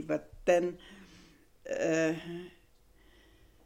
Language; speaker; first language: English; non-native, fluent; German